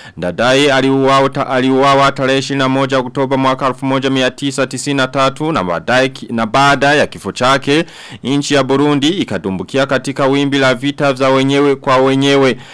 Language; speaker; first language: Swahili; non-native, local second language; Rundi